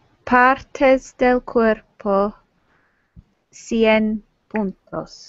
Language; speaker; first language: Spanish; non-native, learner; English